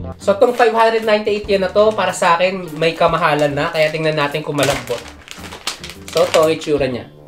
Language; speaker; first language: Filipino; native; Filipino